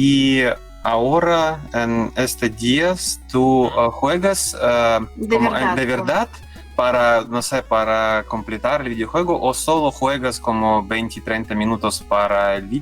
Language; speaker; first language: Spanish; non-native, learner; Russian